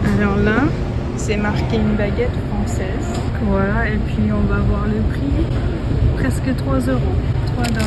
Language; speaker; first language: French; non-native, fluent; English